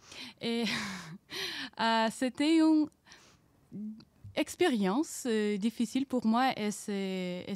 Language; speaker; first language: French; non-native, learner; Ukrainian